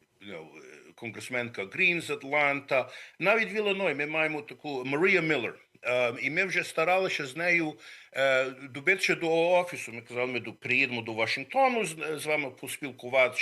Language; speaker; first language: Ukrainian; early bilingual, heritage; Ukrainian